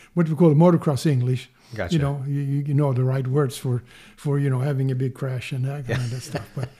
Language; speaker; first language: English; non-native, fluent; Swedish